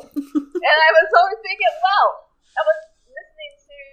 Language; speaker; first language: English; non-native, fluent; Portuguese